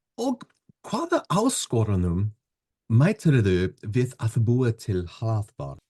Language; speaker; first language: Icelandic; non-native, learner; English